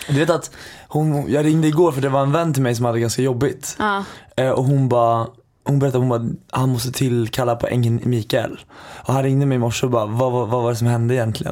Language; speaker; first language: Swedish; native; Swedish